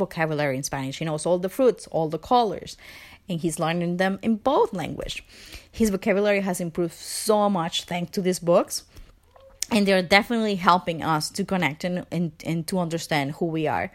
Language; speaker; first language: English; non-native, fluent; Spanish